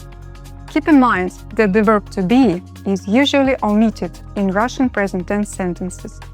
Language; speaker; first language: English; non-native, fluent; Russian